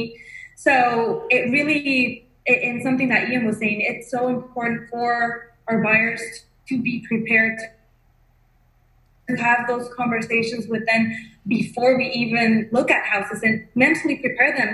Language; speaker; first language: English; non-native, fluent; Spanish